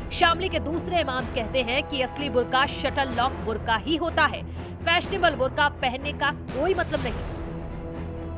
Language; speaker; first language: Hindi; native; Hindi